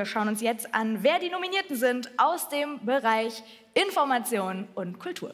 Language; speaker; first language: German; native; German